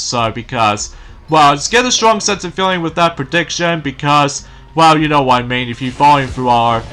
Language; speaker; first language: English; native; English